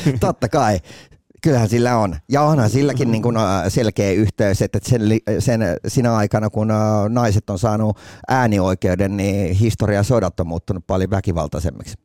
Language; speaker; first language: Finnish; native; Finnish